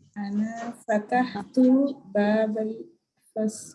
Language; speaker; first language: Arabic; non-native, learner; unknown